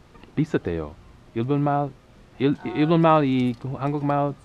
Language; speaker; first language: Korean; non-native, learner; English